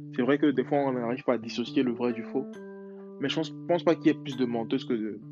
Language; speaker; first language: French; native; French